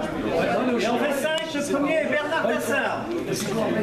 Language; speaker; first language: French; native; French